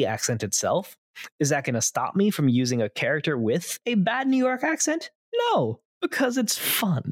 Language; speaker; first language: English; native; English